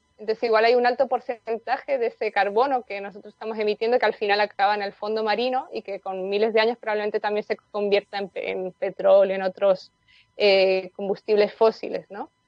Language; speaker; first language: Spanish; native; Spanish